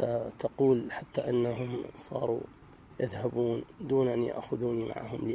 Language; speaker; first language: Arabic; native; Arabic